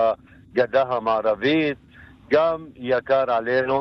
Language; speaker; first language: Hebrew; non-native, local second language; Arabic